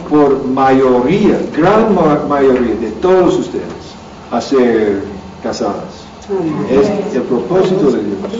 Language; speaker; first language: Spanish; non-native, learner; English